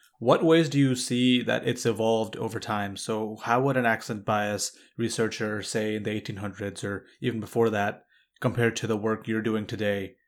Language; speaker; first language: English; native; English